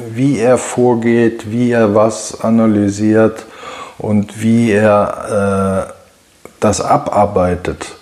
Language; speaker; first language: German; native; German